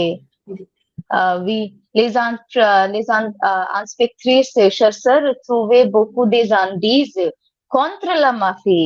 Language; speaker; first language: French; non-native, learner; Hindi